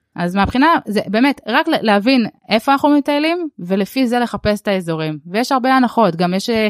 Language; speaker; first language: Hebrew; early bilingual, other home language; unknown